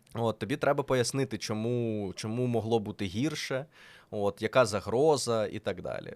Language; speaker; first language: Ukrainian; non-native, local second language; Russian